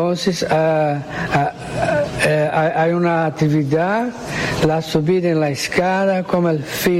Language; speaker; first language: Spanish; non-native, learner; Portuguese